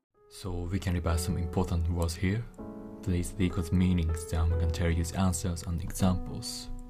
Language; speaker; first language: English; non-native, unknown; Japanese